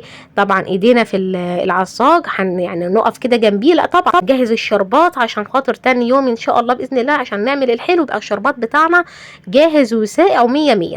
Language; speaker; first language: Arabic; native; Arabic